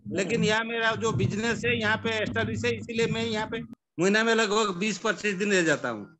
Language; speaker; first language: Hindi; non-native, local second language; Odia